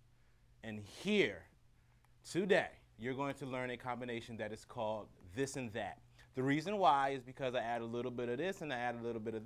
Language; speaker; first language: English; native; English